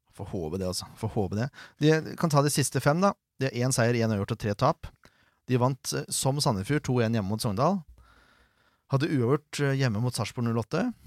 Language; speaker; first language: Norwegian; native; Norwegian